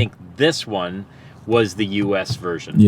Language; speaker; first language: English; native; English